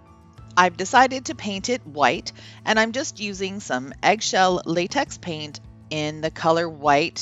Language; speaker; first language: English; native; English